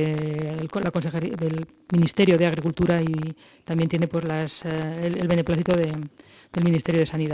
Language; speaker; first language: Spanish; native; Spanish